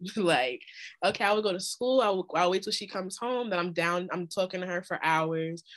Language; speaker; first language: English; native; English